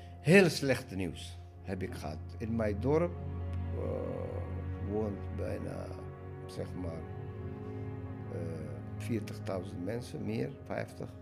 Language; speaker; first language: Dutch; non-native, learner; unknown